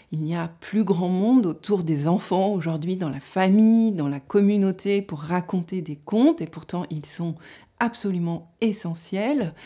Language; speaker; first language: French; native; French